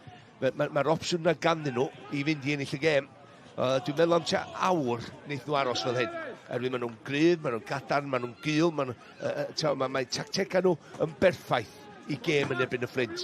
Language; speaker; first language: Welsh; native; Welsh